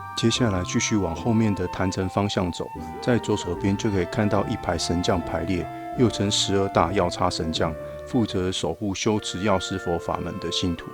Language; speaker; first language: Chinese; native; Chinese